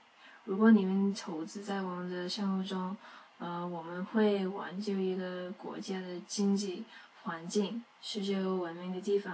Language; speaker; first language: Chinese; non-native, learner; English